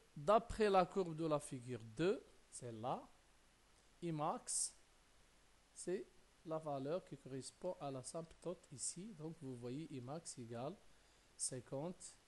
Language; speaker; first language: French; non-native, local second language; Arabic